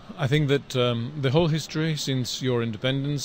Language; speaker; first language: English; non-native, fluent; Greek